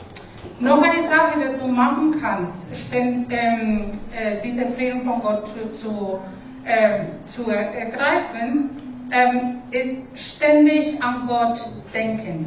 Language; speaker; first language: German; non-native, fluent; Spanish